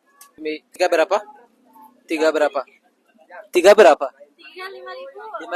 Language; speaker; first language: Indonesian; non-native, learner; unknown